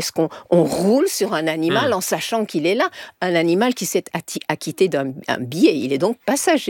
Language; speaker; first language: French; native; French